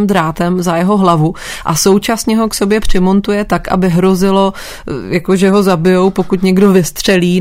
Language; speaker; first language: Czech; native; Czech